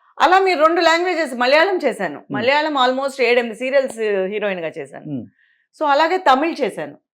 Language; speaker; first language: Telugu; native; Telugu